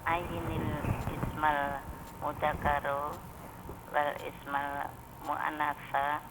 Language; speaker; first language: Arabic; non-native, learner; Indonesian